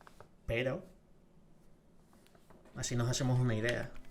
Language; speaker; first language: Spanish; native; Spanish